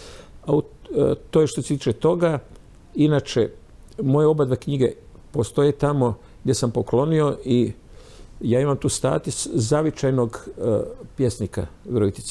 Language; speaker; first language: Croatian; native; Croatian